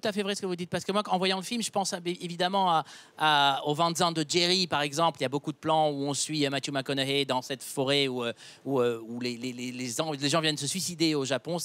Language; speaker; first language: French; native; French